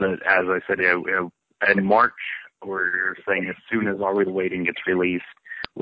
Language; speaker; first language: English; native; English